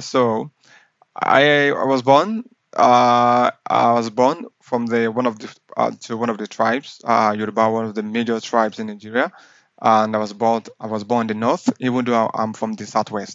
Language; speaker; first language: English; non-native, local second language; Yoruba